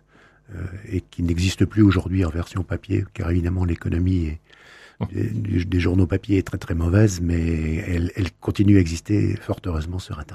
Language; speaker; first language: French; native; French